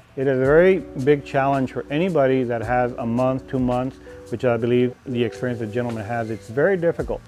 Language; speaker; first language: English; native; English